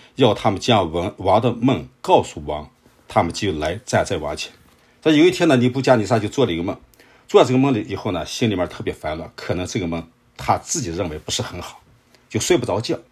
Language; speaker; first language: Chinese; native; Chinese